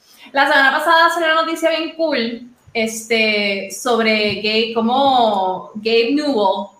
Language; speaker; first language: Spanish; native; Spanish